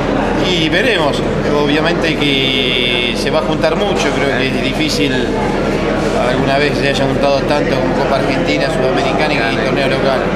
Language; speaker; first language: Spanish; native; Spanish